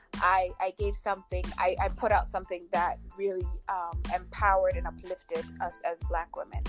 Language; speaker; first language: English; non-native, local second language; Akan